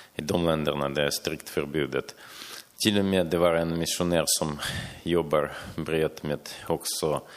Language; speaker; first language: Swedish; non-native, fluent; Ukrainian